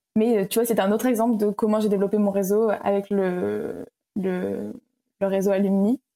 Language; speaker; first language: French; early bilingual, other home language; Romanian